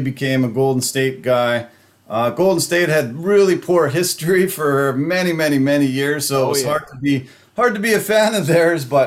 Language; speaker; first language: English; native; English